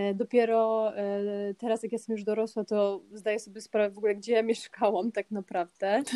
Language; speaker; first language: Polish; early bilingual, other home language; English